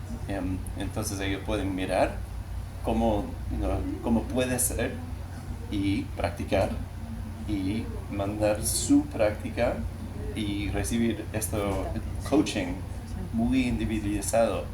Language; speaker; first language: Spanish; non-native, learner; English